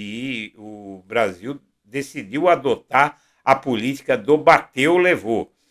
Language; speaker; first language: Portuguese; native; Portuguese